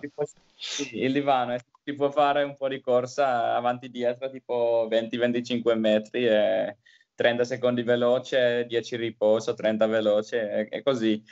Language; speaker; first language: Italian; non-native, learner; Finnish